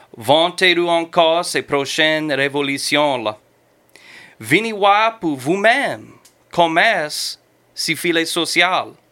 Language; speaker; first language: French; non-native, fluent; English